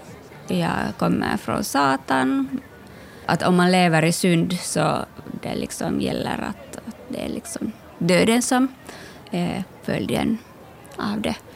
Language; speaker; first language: Swedish; non-native, local second language; Finnish